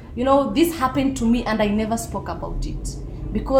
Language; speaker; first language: English; non-native, local second language; Somali